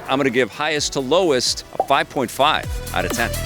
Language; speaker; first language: English; native; English